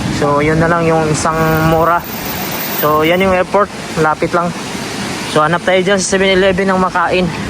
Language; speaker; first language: Filipino; non-native, local second language; Cebuano